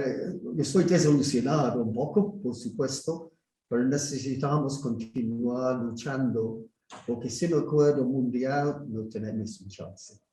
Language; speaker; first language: Spanish; non-native, fluent; English